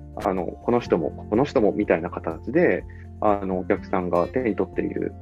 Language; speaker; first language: Japanese; early bilingual, other home language; Italian